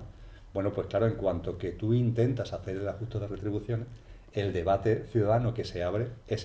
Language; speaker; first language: Spanish; native; Spanish